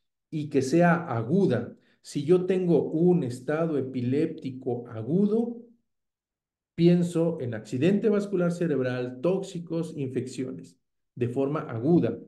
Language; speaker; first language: Spanish; native; Spanish